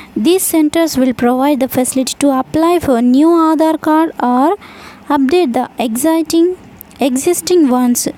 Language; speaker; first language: English; non-native, local second language; Telugu